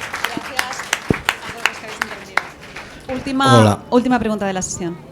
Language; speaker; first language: Spanish; native; Spanish